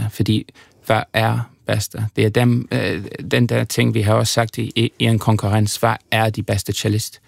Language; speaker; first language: Danish; non-native, fluent; English